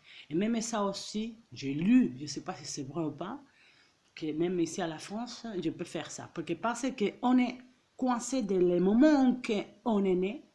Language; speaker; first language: French; non-native, fluent; Catalan